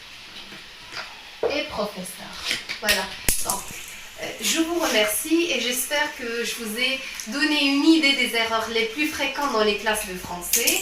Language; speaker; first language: French; non-native, local second language; Arabic